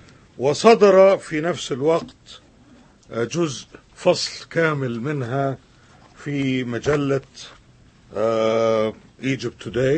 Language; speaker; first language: Arabic; native; Arabic